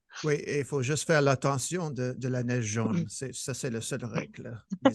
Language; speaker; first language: French; non-native, fluent; English